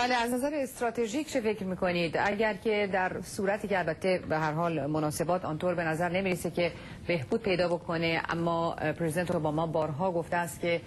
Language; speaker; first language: Persian; native; Persian